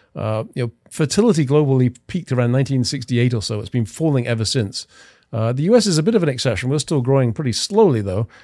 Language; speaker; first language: English; native; English